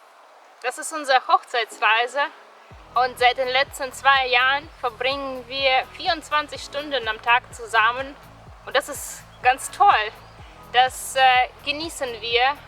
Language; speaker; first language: German; non-native, fluent; Russian